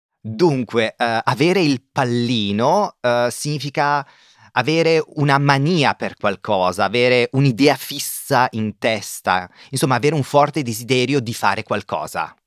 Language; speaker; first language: Italian; native; Italian